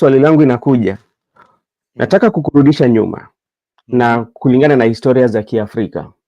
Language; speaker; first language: Swahili; non-native, local second language; Luo (Kenya and Tanzania)